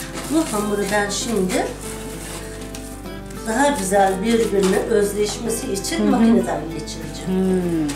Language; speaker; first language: Turkish; native; Turkish